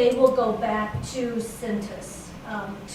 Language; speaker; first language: English; native; English